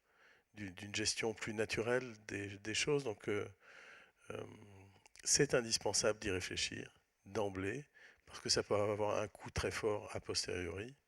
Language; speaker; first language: French; native; French